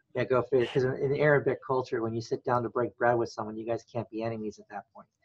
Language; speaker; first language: English; native; English